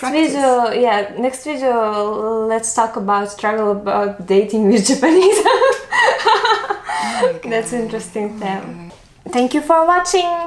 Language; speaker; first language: English; non-native, learner; Russian